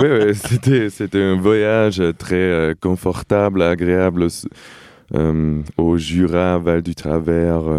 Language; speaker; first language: French; non-native, fluent; Portuguese